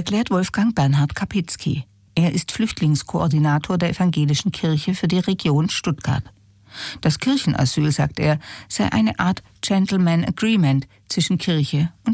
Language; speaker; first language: German; native; German